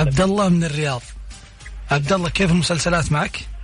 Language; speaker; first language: Arabic; native; Arabic